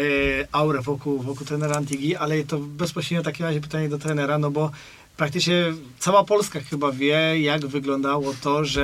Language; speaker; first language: Polish; native; Polish